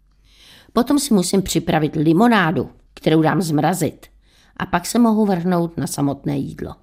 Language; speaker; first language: Czech; native; Czech